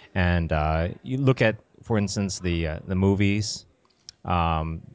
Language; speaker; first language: English; native; English